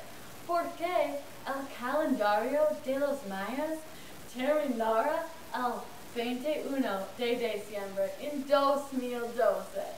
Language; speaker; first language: Spanish; non-native, learner; English